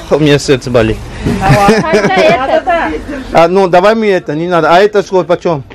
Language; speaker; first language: Russian; non-native, learner; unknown